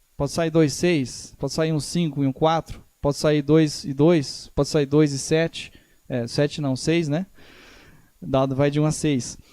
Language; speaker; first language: Portuguese; native; Portuguese